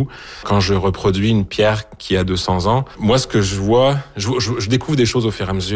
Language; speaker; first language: French; native; French